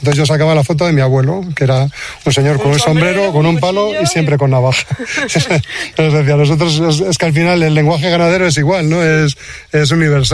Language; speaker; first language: Spanish; native; Spanish